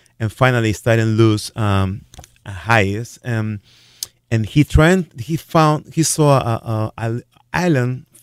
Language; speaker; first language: English; non-native, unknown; Spanish